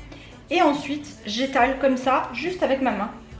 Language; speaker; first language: French; native; French